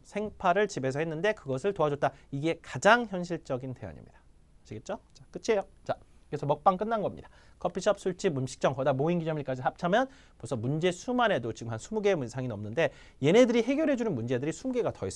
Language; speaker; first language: Korean; native; Korean